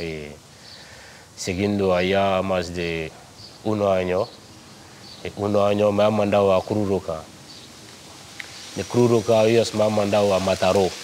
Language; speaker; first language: Spanish; non-native, learner; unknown